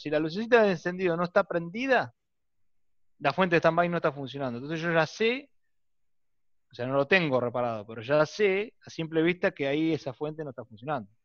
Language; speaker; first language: Spanish; native; Spanish